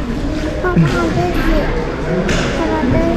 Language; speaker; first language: Japanese; early bilingual, other home language; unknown